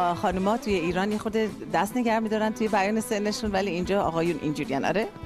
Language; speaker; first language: Persian; native; Persian